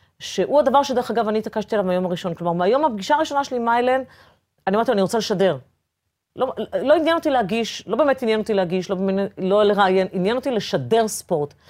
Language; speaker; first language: Hebrew; early bilingual, other home language; Portuguese